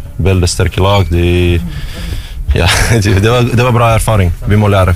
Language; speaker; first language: Norwegian; non-native, learner; Russian